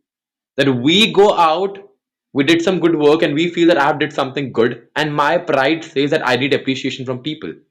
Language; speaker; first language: English; non-native, local second language; Hindi